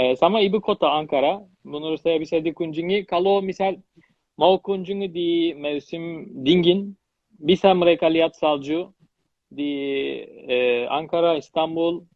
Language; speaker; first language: Indonesian; non-native, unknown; Turkish